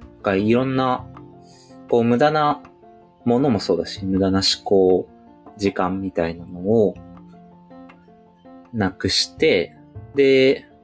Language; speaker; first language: Japanese; native; Japanese